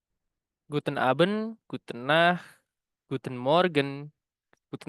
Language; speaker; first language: German; non-native, learner; Indonesian